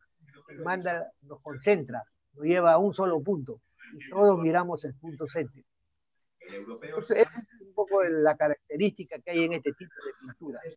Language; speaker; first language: Spanish; native; Spanish